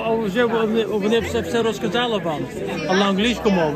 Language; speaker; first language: Ukrainian; early bilingual, heritage; Ukrainian